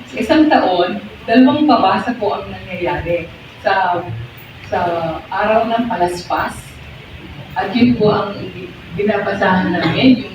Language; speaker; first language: Filipino; native; Filipino